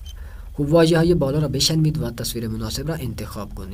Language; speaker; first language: Persian; non-native, fluent; Urdu